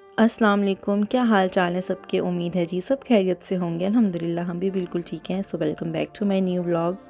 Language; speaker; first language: Urdu; native; Urdu